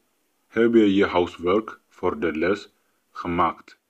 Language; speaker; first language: Dutch; non-native, fluent; Tigrinya